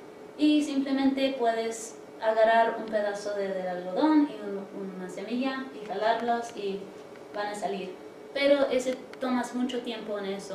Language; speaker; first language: Spanish; early bilingual, heritage; English